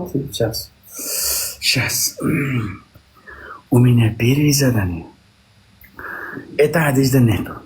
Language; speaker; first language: Russian; non-native, learner; Uzbek